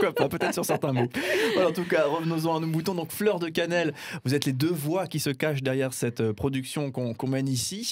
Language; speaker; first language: French; native; French